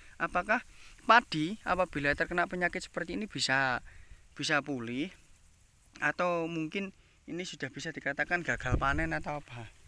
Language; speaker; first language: Indonesian; non-native, local second language; Javanese